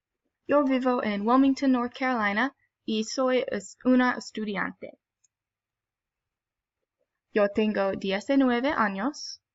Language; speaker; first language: Spanish; non-native, learner; English